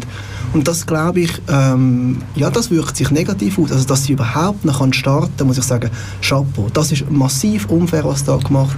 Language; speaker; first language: German; native; German